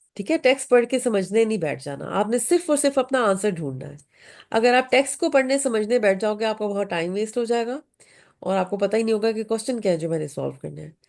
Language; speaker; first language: Urdu; native; Urdu